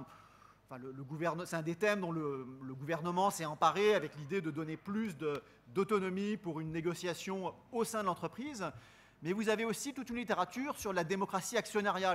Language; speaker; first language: French; native; French